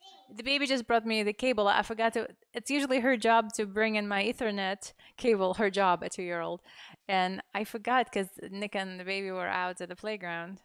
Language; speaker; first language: English; non-native, fluent; Russian